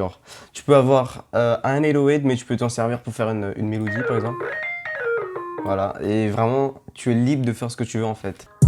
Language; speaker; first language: French; native; French